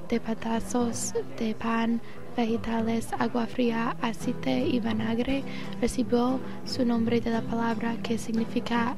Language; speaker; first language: Spanish; non-native, learner; English